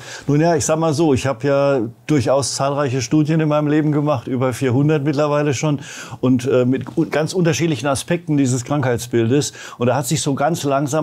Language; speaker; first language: German; native; German